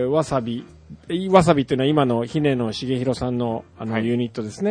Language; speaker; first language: Japanese; native; Japanese